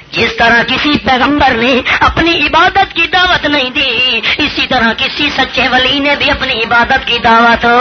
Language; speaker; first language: Urdu; non-native, local second language; Pashto